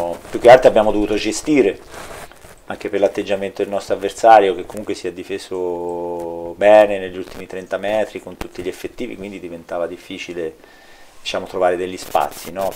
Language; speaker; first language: Italian; native; Italian